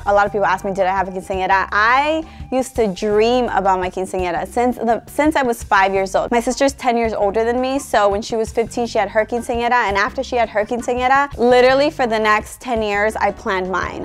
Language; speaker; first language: English; early bilingual, other home language; Spanish